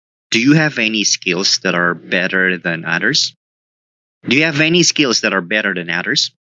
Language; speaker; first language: English; non-native, local second language; Filipino